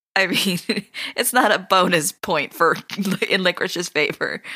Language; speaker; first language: English; native; English